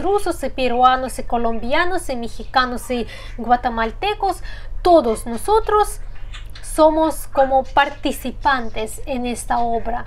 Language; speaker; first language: Spanish; non-native, fluent; Russian